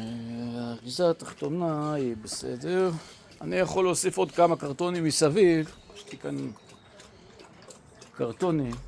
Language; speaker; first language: Hebrew; native; Hebrew